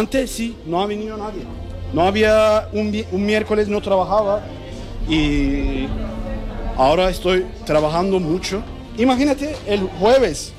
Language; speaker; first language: Spanish; non-native, learner; Turkish